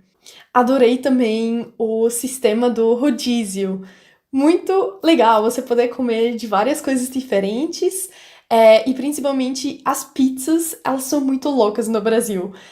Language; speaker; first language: Portuguese; non-native, fluent; German